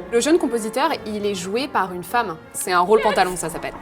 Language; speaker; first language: French; native; French